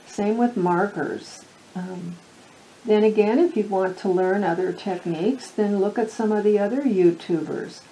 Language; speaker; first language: English; native; English